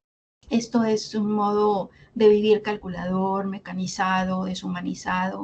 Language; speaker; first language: Spanish; native; Spanish